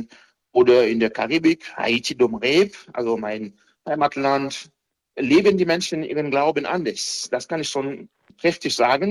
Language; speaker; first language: German; non-native, fluent; Haitian Creole